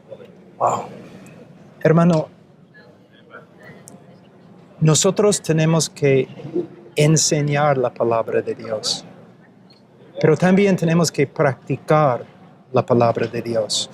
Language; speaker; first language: Spanish; non-native, fluent; English